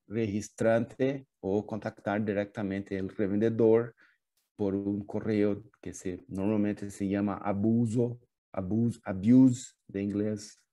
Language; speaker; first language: Spanish; non-native, fluent; Portuguese